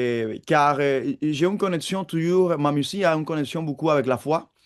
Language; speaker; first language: French; non-native, fluent; Spanish